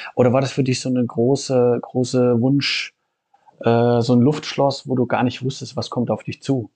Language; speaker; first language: German; native; German